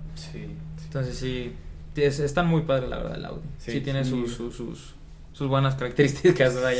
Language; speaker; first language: Spanish; native; Spanish